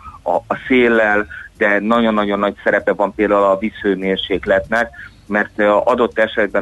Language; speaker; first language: Hungarian; native; Hungarian